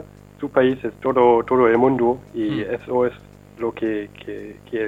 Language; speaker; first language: Spanish; non-native, learner; German